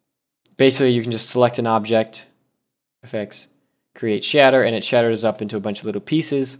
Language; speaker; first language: English; native; English